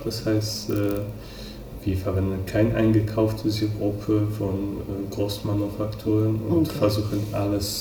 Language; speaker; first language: German; non-native, fluent; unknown